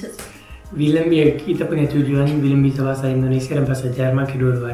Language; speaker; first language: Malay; non-native, fluent; German